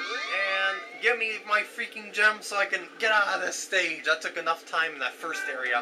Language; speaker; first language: English; native; English